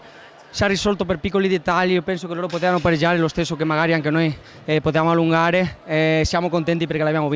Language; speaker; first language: Italian; non-native, fluent; Spanish